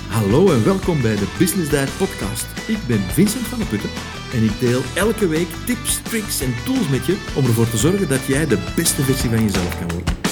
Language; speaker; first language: Dutch; native; Dutch